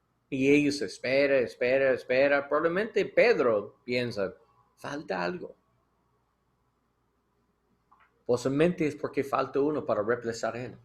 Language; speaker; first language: Spanish; non-native, learner; English